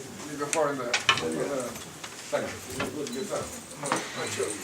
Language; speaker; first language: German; non-native, learner; Lithuanian